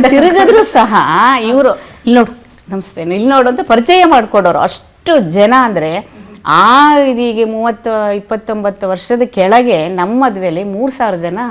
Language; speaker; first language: Kannada; native; Kannada